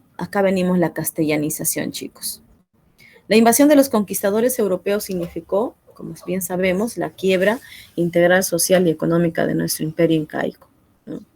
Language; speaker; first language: Spanish; non-native, local second language; Quechua